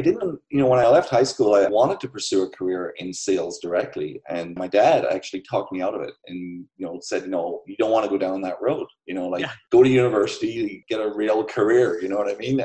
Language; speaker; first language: English; native; English